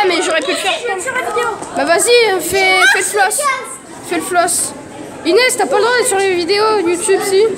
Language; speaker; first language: French; native; French